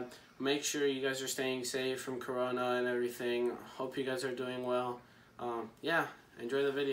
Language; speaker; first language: English; early bilingual, other home language; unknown